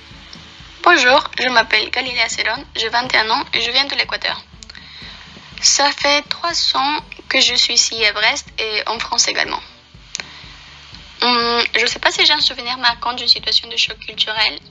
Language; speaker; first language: French; non-native, fluent; Spanish